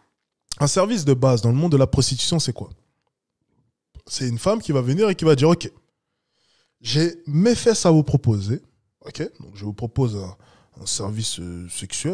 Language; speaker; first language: French; native; French